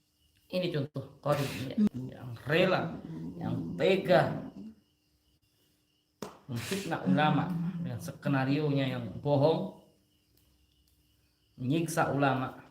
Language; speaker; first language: Indonesian; native; Indonesian